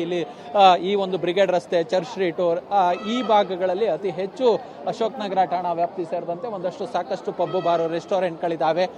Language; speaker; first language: Kannada; native; Kannada